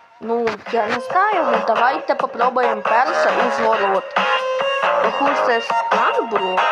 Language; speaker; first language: Ukrainian; non-native, local second language; Russian